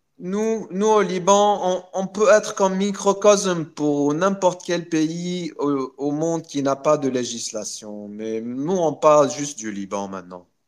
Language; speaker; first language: French; non-native, local second language; Arabic